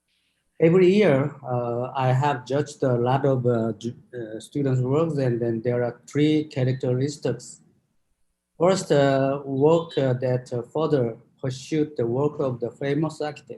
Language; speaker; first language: English; non-native, fluent; Korean